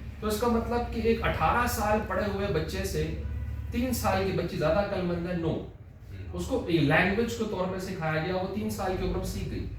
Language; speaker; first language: Urdu; non-native, local second language; Pashto